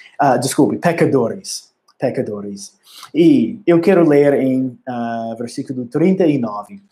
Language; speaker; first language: Portuguese; non-native, learner; English